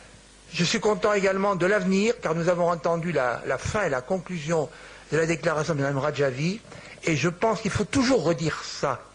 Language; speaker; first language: French; native; French